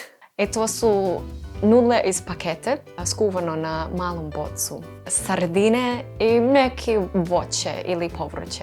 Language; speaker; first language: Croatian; non-native, learner; English